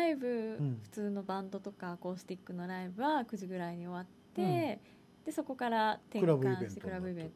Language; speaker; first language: Japanese; native; Japanese